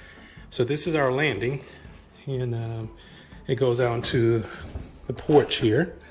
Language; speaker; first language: English; native; English